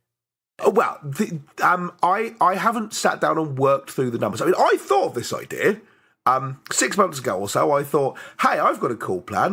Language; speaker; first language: English; native; English